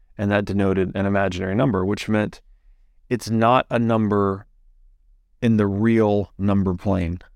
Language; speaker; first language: English; native; English